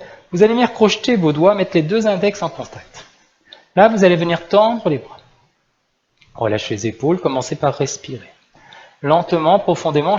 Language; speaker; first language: French; native; French